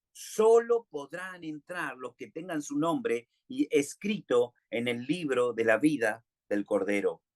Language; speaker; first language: Spanish; native; Spanish